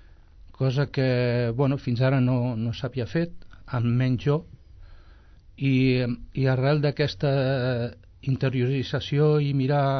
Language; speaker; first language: Catalan; non-native, local second language; Spanish